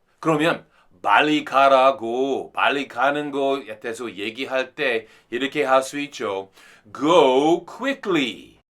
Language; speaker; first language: Korean; non-native, fluent; English